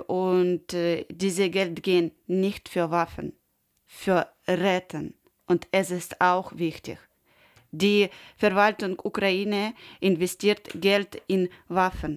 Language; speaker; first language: German; non-native, learner; Ukrainian